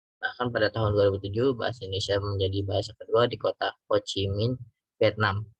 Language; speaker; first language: Indonesian; native; Indonesian